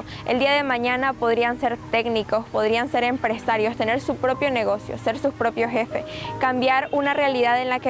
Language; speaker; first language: Spanish; native; Spanish